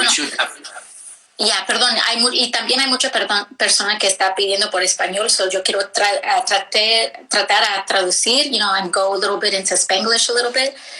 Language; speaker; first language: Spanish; early bilingual, heritage; English